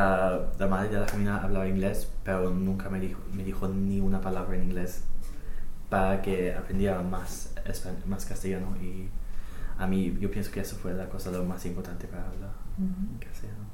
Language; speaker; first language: Spanish; non-native, fluent; English